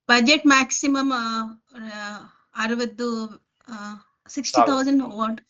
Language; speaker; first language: Kannada; non-native, learner; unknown